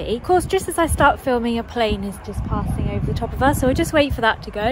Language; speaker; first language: English; native; English